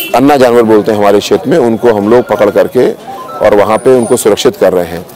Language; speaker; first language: Hindi; native; Hindi